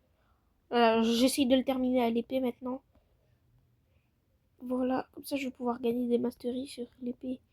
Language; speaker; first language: French; native; French